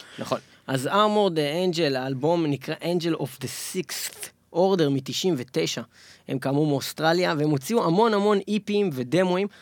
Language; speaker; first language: Hebrew; native; Hebrew